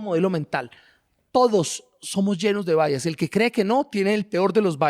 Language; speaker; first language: Spanish; native; Spanish